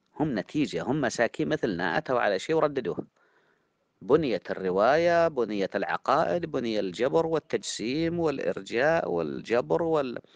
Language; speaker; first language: Arabic; native; Arabic